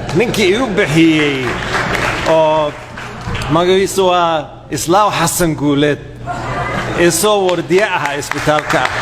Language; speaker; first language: Somali; non-native, fluent; English